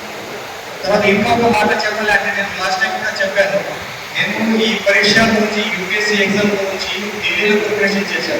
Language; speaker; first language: Telugu; non-native, fluent; Marathi